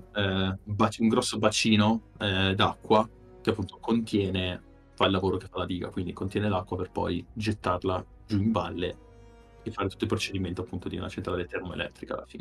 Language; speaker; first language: Italian; native; Italian